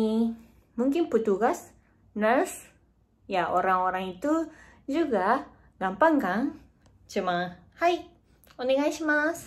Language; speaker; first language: Indonesian; non-native, learner; Japanese